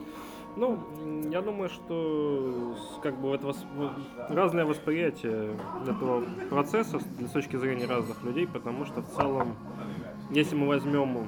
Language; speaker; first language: Russian; native; Russian